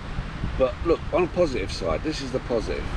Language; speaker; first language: English; native; English